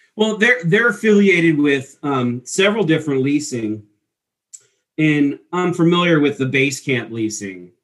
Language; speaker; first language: English; native; English